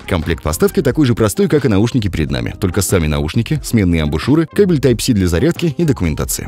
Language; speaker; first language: Russian; native; Russian